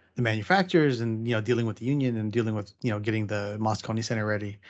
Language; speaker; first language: English; native; English